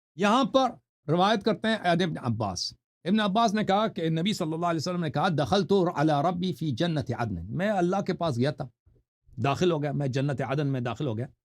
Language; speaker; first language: Urdu; non-native, fluent; Persian